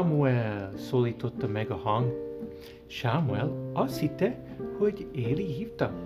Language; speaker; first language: Hungarian; early bilingual, heritage; Hungarian